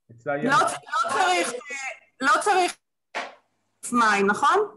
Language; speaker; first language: Hebrew; non-native, fluent; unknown